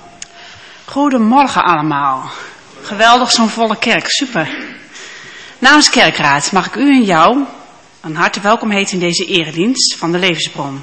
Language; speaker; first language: Dutch; native; Dutch